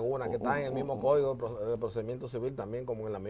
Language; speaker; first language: Spanish; native; Spanish